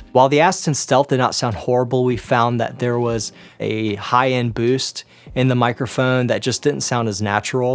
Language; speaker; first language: English; native; English